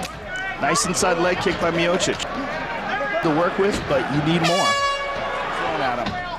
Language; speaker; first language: English; native; English